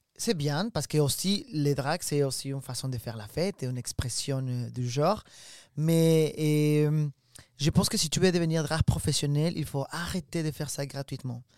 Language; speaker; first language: French; non-native, fluent; Spanish